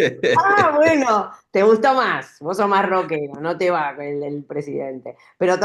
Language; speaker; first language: Spanish; native; Spanish